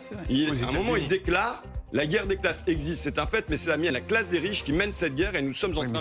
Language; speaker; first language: French; native; French